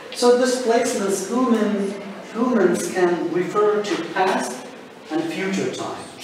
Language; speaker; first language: English; non-native, fluent; Turkish